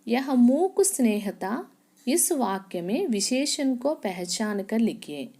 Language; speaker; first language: Hindi; non-native, local second language; Telugu